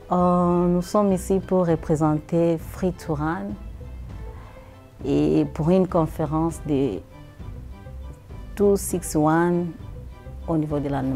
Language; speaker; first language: French; non-native, local second language; Swahili